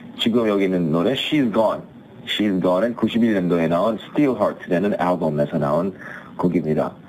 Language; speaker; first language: Korean; early bilingual, heritage; Korean